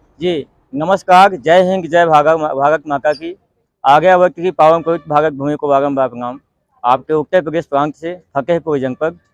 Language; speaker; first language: Hindi; native; Hindi